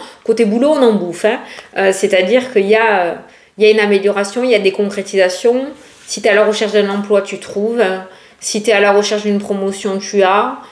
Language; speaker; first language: French; native; French